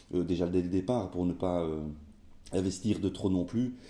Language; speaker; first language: French; native; French